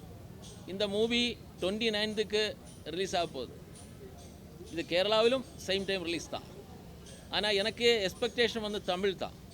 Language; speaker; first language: Tamil; non-native, learner; Malayalam